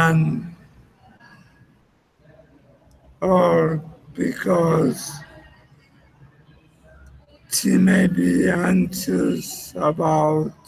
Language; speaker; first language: English; non-native, learner; Spanish